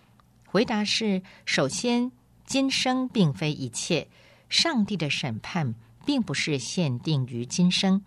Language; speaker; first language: Chinese; native; Chinese